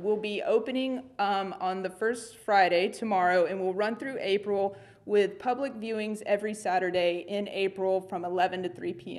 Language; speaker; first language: English; native; English